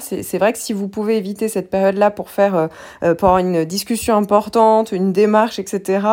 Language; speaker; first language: French; native; French